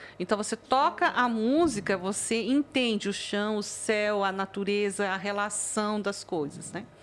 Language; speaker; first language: Portuguese; early bilingual, other home language; Chinese